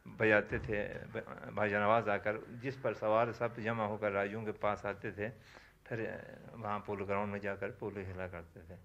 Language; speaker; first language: Urdu; non-native, local second language; Balti